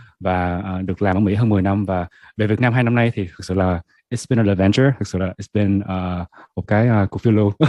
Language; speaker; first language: Vietnamese; native; Vietnamese